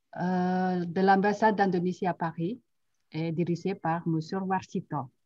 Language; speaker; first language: French; non-native, fluent; Indonesian